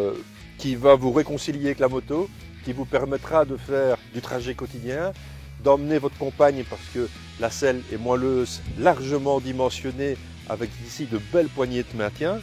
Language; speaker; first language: French; native; French